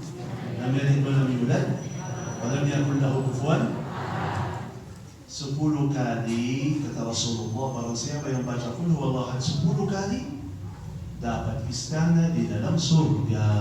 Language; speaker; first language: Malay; non-native, fluent; Arabic